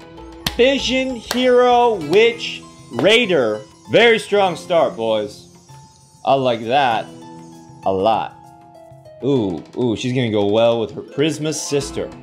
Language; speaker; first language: English; native; English